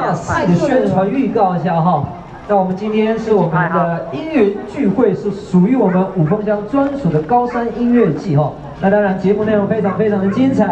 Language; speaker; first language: Chinese; native; Chinese